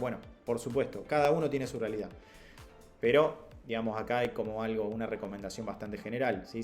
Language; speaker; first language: Spanish; native; Spanish